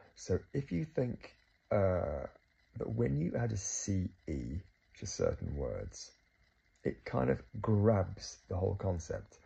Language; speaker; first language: English; native; English